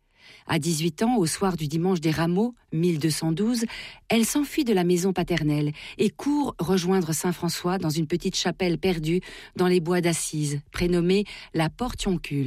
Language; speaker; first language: French; native; French